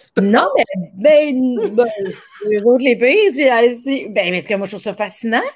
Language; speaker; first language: French; native; French